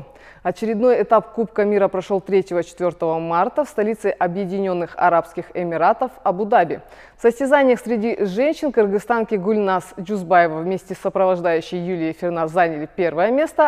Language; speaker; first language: Russian; native; Russian